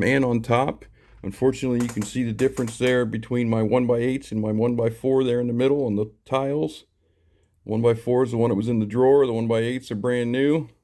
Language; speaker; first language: English; native; English